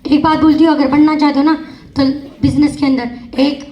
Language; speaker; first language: Hindi; non-native, local second language; Marathi